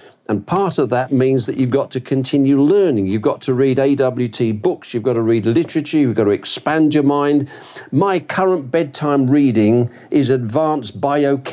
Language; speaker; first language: English; native; English